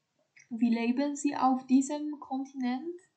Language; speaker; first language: German; non-native, fluent; Polish